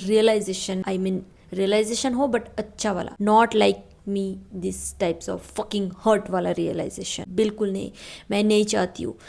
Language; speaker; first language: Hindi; non-native, local second language; Bangla